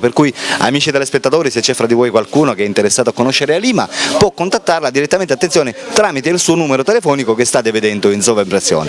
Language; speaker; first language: Italian; native; Italian